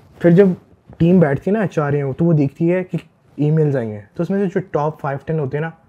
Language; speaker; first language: Urdu; early bilingual, heritage; Urdu